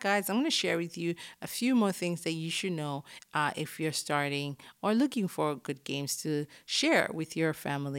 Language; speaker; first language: English; non-native, local second language; Yoruba